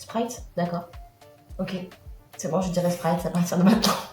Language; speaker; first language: French; native; French